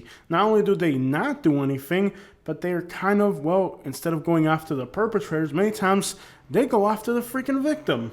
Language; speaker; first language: English; native; English